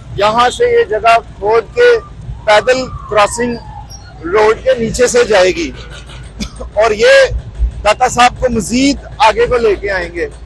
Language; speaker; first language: Urdu; non-native, local second language; Punjabi